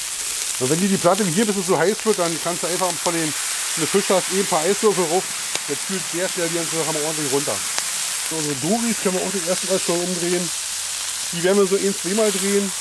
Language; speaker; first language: German; native; German